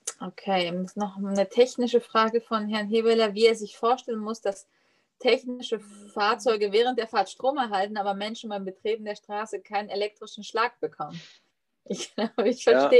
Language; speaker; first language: German; native; German